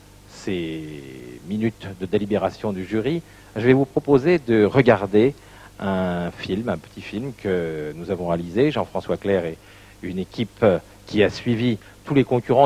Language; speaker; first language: French; native; French